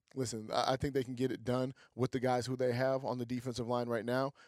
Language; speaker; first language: English; native; English